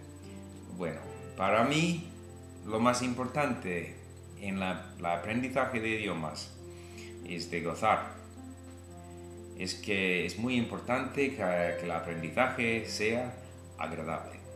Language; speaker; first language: Spanish; non-native, fluent; English